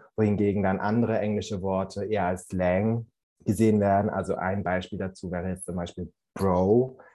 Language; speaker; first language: German; native; German